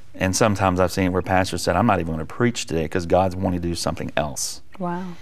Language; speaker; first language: English; native; English